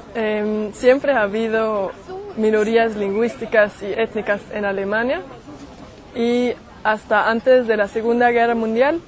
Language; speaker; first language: Spanish; non-native, fluent; German